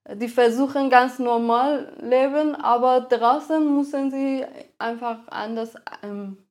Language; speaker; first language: German; non-native, fluent; Persian